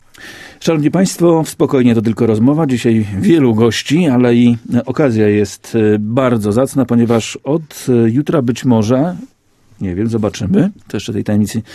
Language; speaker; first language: Polish; native; Polish